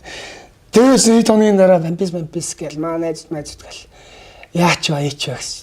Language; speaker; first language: Mongolian; native; Mongolian